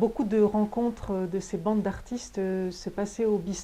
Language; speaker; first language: French; native; French